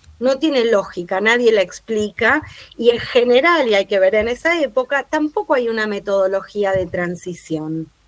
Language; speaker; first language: Spanish; native; Spanish